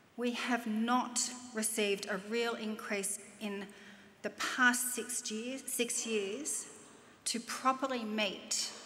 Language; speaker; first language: English; native; English